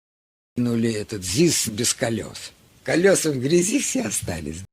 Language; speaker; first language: Russian; native; Russian